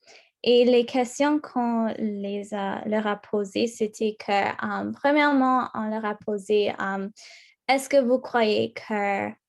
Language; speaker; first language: French; non-native, local second language; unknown